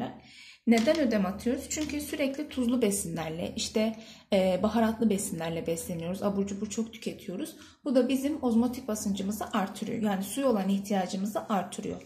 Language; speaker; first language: Turkish; native; Turkish